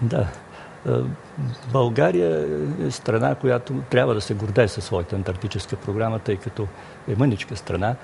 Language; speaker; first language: Bulgarian; native; Bulgarian